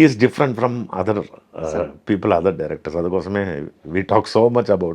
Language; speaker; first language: Telugu; non-native, fluent; Tamil